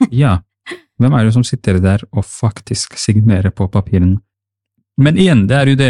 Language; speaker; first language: Norwegian; non-native, fluent; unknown